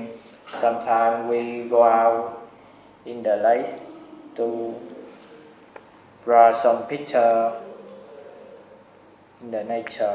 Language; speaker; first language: English; non-native, learner; Vietnamese